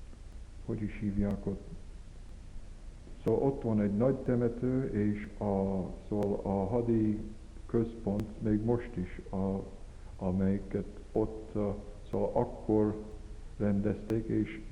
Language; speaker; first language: Hungarian; early bilingual, heritage; Hungarian